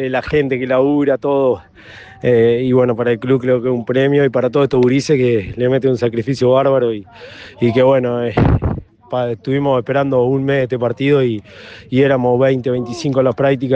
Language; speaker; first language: Spanish; native; Spanish